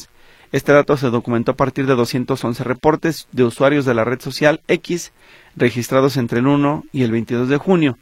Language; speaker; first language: Spanish; native; Spanish